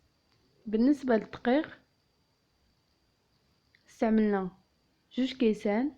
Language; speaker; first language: Arabic; native; Arabic